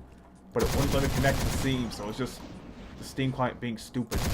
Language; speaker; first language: English; native; English